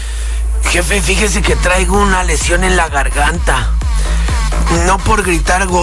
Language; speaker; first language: Spanish; native; Spanish